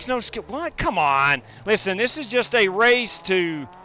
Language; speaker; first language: English; native; English